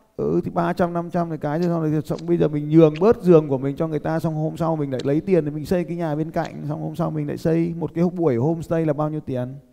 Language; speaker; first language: Vietnamese; native; Vietnamese